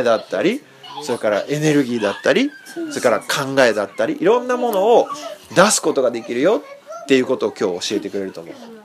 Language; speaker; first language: Japanese; native; Japanese